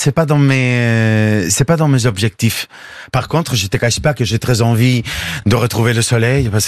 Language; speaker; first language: French; non-native, fluent; Spanish